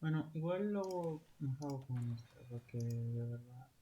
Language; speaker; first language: Spanish; native; Spanish